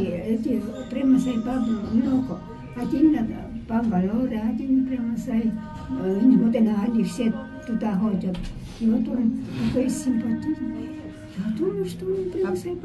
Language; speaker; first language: Russian; non-native, fluent; Estonian